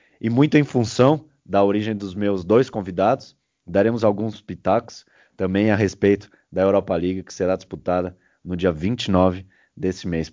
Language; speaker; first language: Portuguese; native; Portuguese